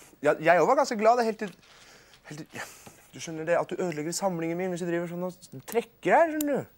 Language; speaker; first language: Norwegian; native; Norwegian